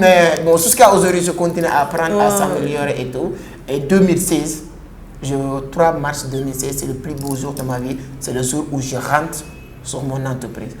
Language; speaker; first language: French; non-native, local second language; Wolof